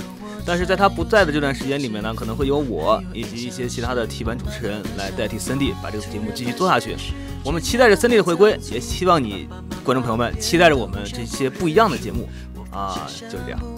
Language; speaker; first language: Chinese; native; Chinese